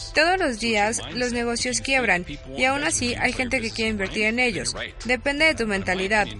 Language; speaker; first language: Spanish; non-native, fluent; English